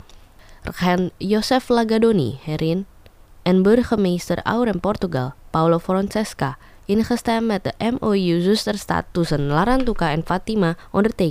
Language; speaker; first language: Dutch; non-native, fluent; Indonesian